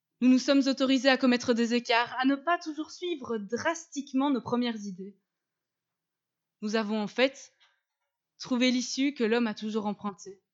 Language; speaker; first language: French; native; French